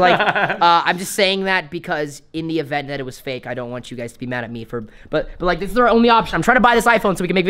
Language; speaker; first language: English; native; English